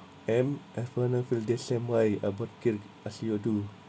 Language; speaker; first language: English; non-native, learner; Indonesian